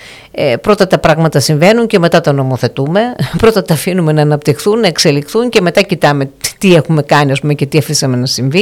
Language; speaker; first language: Greek; native; Greek